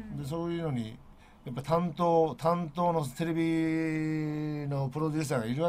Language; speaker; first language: Japanese; native; Japanese